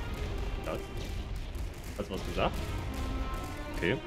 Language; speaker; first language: German; native; German